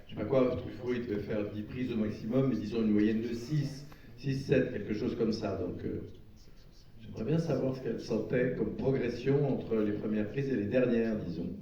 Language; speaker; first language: French; native; French